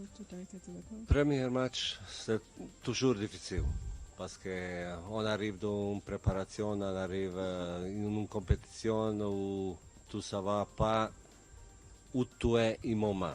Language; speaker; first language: French; non-native, learner; Bosnian